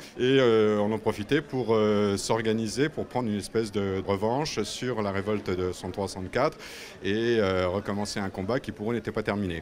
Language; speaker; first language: French; native; French